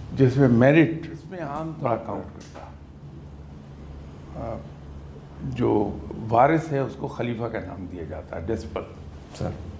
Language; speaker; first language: Urdu; native; Urdu